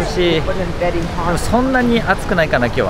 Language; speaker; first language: Japanese; native; Japanese